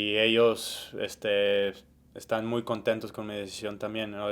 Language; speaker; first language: Spanish; early bilingual, heritage; Spanish